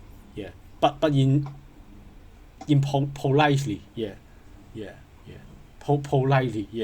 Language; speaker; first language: English; non-native, learner; Cantonese